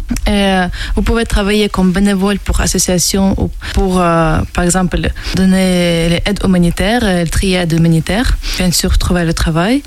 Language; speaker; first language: French; non-native, fluent; Ukrainian